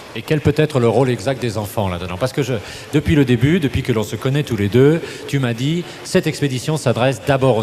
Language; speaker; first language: French; native; French